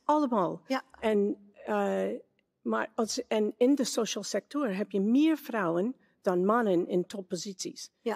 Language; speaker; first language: Dutch; non-native, learner; English